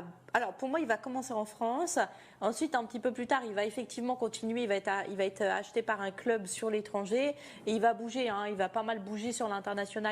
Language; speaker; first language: French; native; French